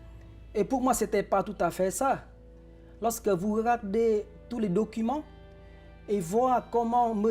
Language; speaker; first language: French; non-native, fluent; Vietnamese